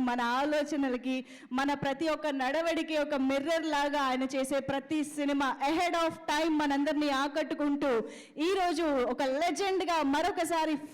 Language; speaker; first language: Telugu; native; Telugu